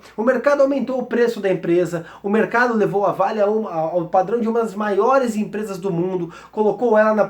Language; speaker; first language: Portuguese; native; Portuguese